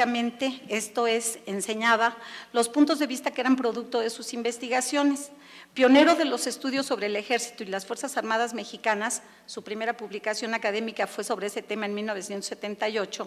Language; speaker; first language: Spanish; native; Spanish